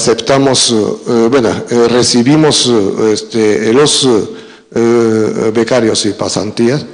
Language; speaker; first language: Spanish; non-native, fluent; Japanese